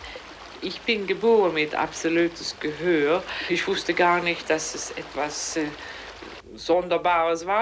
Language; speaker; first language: German; non-native, fluent; Swedish